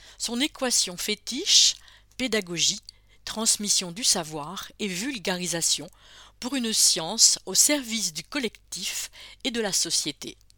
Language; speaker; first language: French; native; French